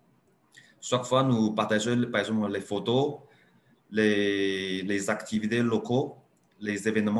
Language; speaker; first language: French; non-native, learner; Chinese